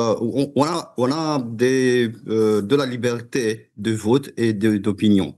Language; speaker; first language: French; non-native, fluent; Romanian